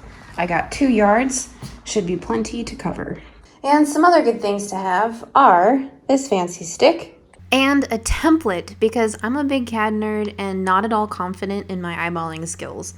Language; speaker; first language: English; native; English